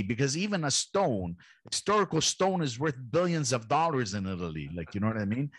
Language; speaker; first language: English; early bilingual, heritage; Italian